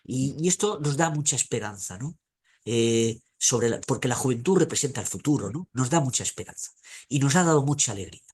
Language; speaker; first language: Spanish; native; Spanish